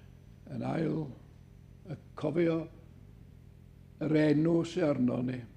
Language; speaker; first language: Welsh; native; Welsh